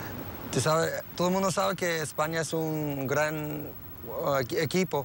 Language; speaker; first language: Spanish; early bilingual, heritage; English